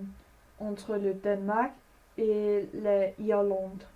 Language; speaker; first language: French; non-native, learner; Danish